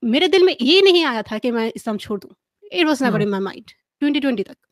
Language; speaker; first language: Hindi; non-native, fluent; Bangla